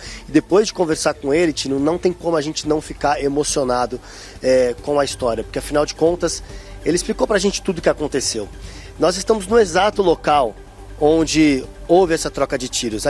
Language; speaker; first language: Portuguese; native; Portuguese